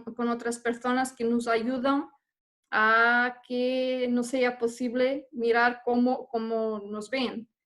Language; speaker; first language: Spanish; non-native, fluent; Portuguese